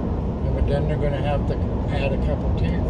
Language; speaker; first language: English; native; English